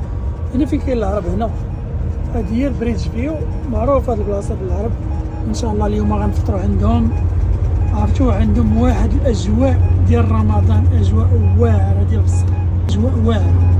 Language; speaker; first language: Arabic; native; Arabic